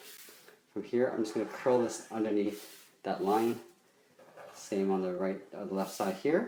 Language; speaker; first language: English; native; English